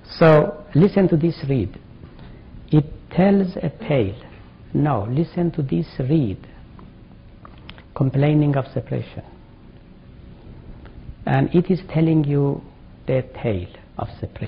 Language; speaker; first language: English; non-native, fluent; Persian